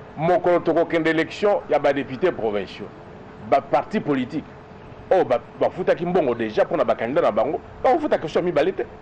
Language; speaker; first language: Lingala; non-native, local second language; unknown